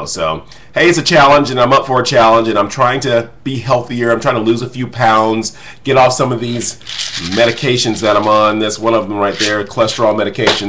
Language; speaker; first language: English; native; English